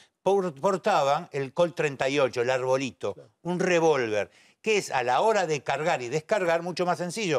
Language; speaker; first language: Spanish; native; Spanish